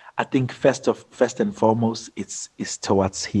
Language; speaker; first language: English; non-native, local second language; Zulu